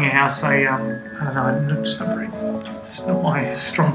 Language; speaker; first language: English; native; English